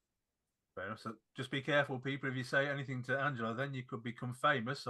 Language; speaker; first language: English; native; English